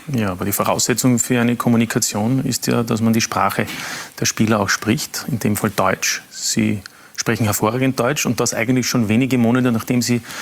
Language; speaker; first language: German; native; German